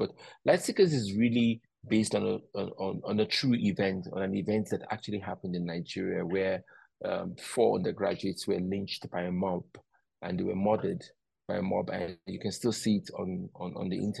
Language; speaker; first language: English; non-native, local second language; Yoruba